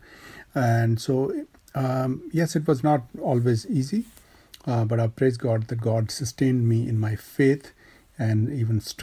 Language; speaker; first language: English; non-native, local second language; Urdu